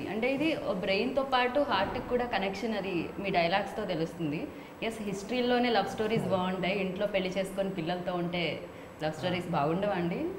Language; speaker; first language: Telugu; native; Telugu